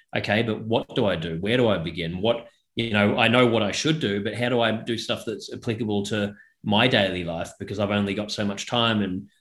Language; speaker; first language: English; native; English